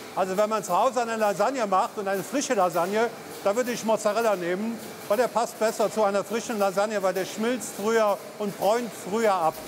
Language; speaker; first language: German; native; German